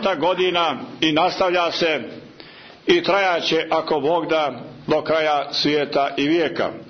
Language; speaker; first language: Croatian; native; Croatian